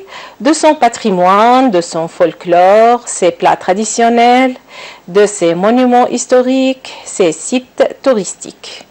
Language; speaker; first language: French; non-native, local second language; Arabic